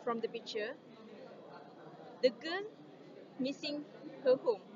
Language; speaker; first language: English; non-native, learner; Malay